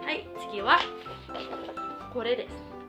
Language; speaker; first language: Japanese; non-native, local second language; Filipino